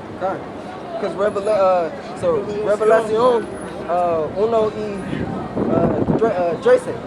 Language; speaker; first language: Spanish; non-native, learner; English